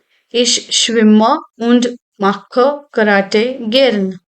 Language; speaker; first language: German; non-native, fluent; Hindi